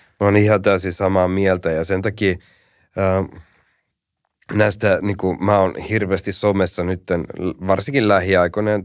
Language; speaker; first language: Finnish; early bilingual, heritage; Finnish